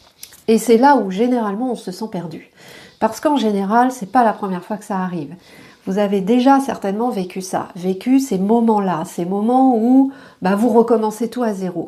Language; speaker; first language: French; native; French